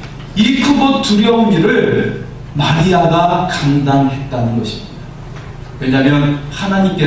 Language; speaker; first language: Korean; native; Korean